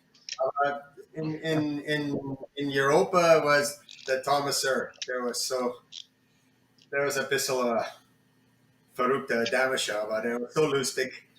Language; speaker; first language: German; non-native, learner; English